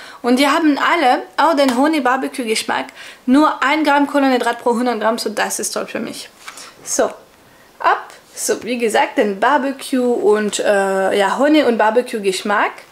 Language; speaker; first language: German; non-native, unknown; French